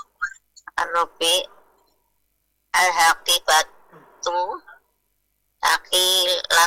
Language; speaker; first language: Arabic; non-native, learner; Indonesian